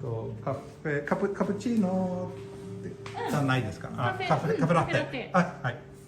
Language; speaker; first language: Japanese; non-native, fluent; Swedish